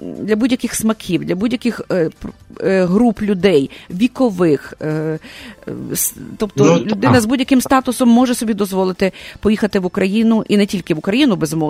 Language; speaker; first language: Ukrainian; native; Ukrainian